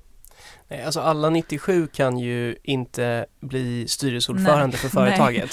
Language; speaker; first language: Swedish; native; Swedish